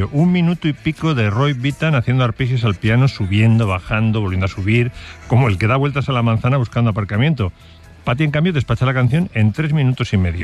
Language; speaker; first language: Spanish; native; Spanish